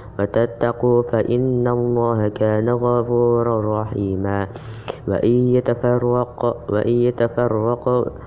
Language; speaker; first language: Arabic; non-native, learner; Indonesian